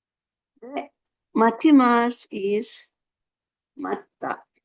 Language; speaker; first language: Japanese; non-native, fluent; Filipino